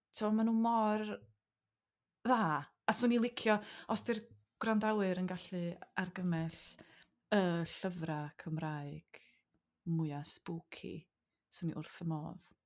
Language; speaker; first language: Welsh; native; Welsh